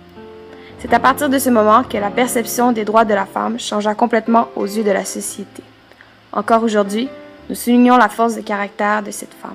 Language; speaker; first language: French; native; French